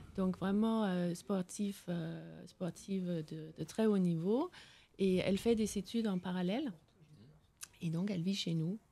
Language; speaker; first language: French; non-native, fluent; Danish